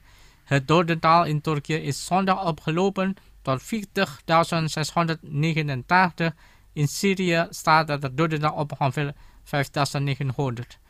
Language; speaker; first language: Dutch; non-native, fluent; Indonesian